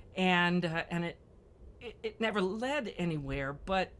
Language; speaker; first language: English; native; English